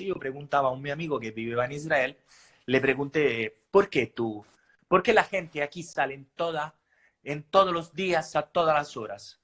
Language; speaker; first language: Spanish; non-native, fluent; Italian